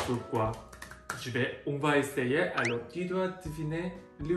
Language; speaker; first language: French; non-native, learner; Korean